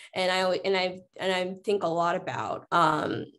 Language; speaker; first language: English; native; English